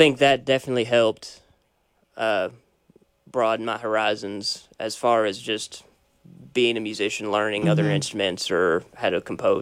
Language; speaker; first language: English; native; English